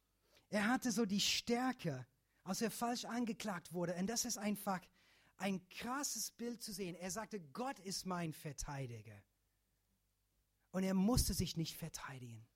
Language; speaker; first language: German; non-native, fluent; English